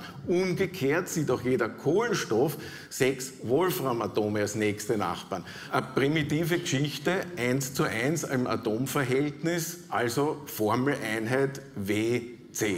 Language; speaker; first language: German; native; German